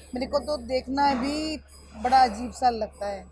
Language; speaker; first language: Hindi; native; Hindi